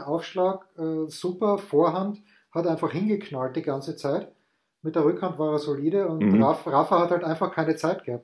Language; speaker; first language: German; native; German